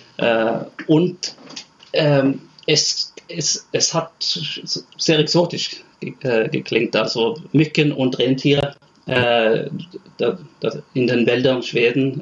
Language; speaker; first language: German; non-native, fluent; Norwegian